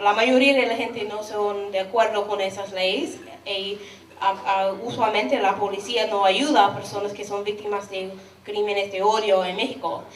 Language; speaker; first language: Spanish; non-native, fluent; English